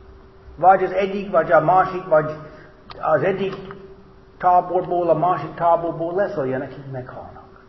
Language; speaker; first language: Hungarian; non-native, fluent; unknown